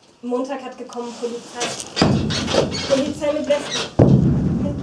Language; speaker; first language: German; non-native, learner; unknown